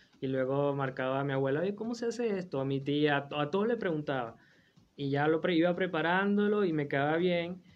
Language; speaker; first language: Spanish; native; Spanish